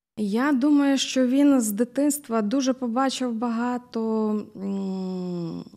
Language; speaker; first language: Ukrainian; native; Ukrainian